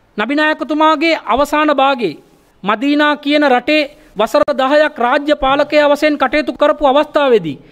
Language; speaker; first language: Sinhala; non-native, local second language; Tamil